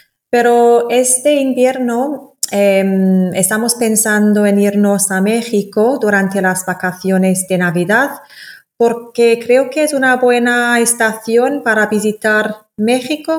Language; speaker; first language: Spanish; non-native, fluent; English